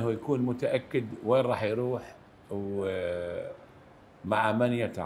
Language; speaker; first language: Arabic; native; Arabic